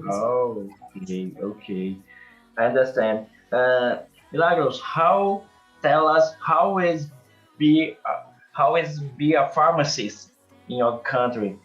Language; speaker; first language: English; non-native, learner; Portuguese